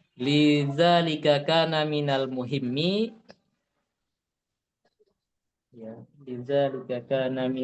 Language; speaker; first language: Arabic; non-native, learner; Indonesian